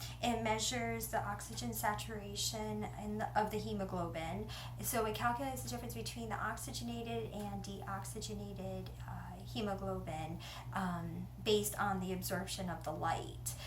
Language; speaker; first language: English; native; English